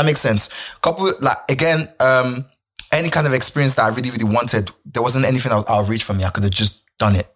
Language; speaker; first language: English; non-native, local second language; Yoruba